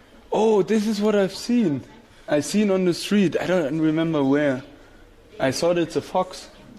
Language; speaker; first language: English; non-native, fluent; German